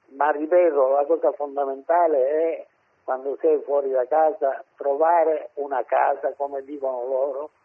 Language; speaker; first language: Italian; native; Italian